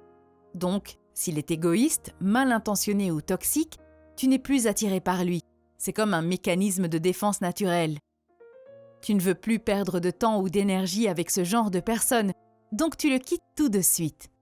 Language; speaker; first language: French; native; French